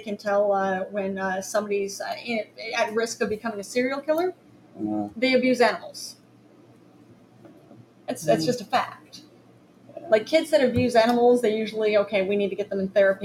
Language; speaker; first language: English; native; English